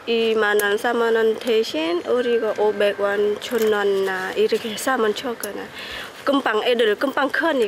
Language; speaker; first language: Korean; non-native, learner; Khmer